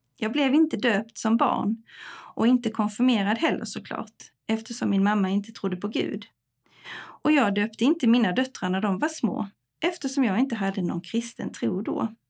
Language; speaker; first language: Swedish; native; Swedish